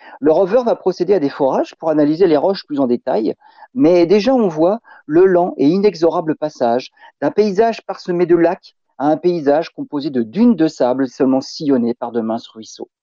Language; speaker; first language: French; native; French